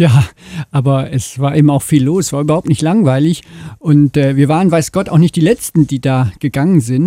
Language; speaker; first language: German; native; German